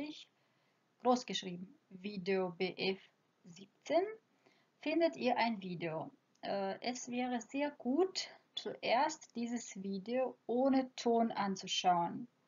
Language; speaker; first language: German; non-native, fluent; Croatian